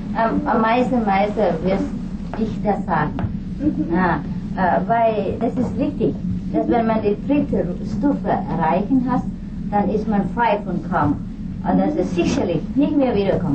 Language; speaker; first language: German; non-native, learner; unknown